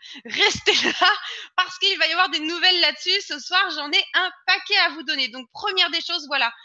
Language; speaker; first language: French; native; French